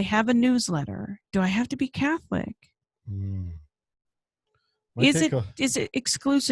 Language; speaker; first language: English; native; English